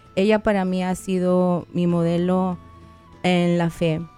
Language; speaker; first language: Spanish; native; Spanish